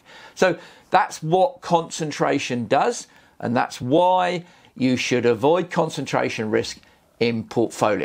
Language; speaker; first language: English; native; English